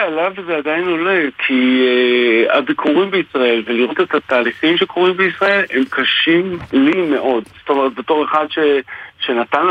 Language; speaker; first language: Hebrew; native; Hebrew